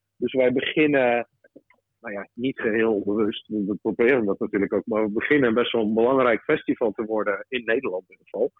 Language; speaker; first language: Dutch; early bilingual, other home language; Russian